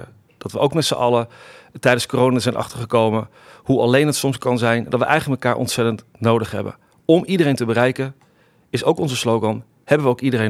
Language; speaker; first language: Dutch; native; Dutch